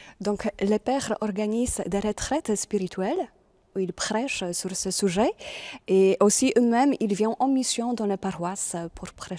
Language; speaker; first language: French; non-native, fluent; Polish